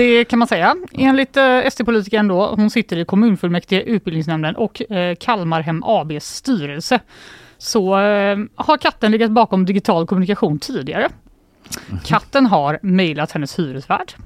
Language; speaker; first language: Swedish; native; Swedish